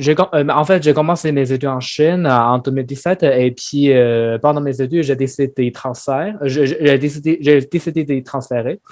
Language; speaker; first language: French; non-native, learner; Chinese